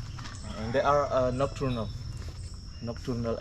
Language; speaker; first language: English; non-native, local second language; Indonesian